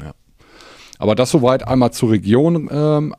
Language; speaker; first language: German; native; German